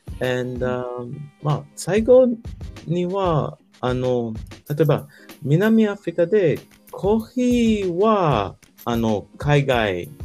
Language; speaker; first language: Japanese; non-native, learner; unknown